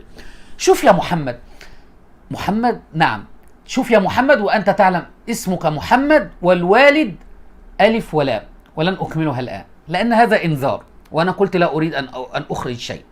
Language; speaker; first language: Arabic; native; Arabic